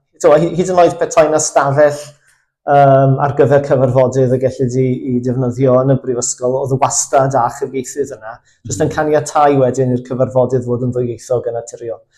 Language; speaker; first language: Welsh; native; Welsh